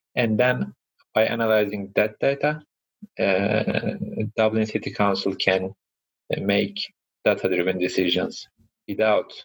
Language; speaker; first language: English; non-native, fluent; Turkish